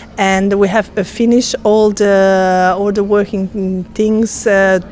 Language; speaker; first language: English; non-native, fluent; Italian